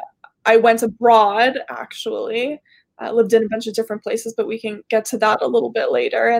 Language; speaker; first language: English; early bilingual, other home language; Arabic